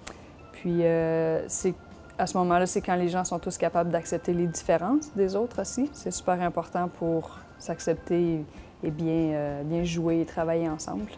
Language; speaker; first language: French; native; French